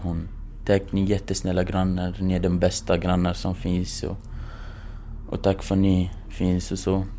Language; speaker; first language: Swedish; non-native, fluent; Kurdish